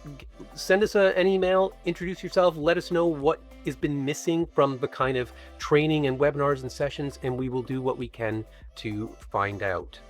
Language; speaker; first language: English; native; English